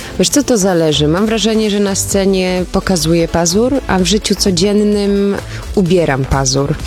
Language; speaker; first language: Polish; early bilingual, other home language; German